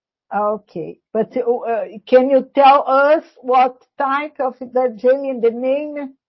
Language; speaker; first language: English; non-native, learner; Portuguese